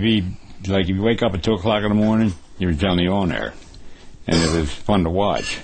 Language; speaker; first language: English; native; English